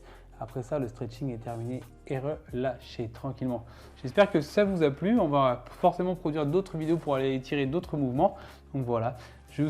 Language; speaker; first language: French; native; French